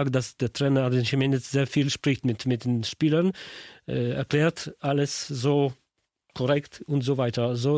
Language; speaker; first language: German; non-native, learner; Polish